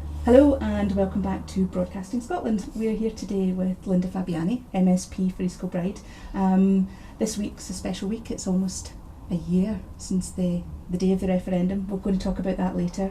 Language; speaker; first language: English; native; English